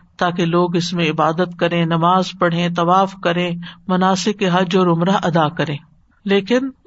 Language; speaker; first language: Urdu; native; Urdu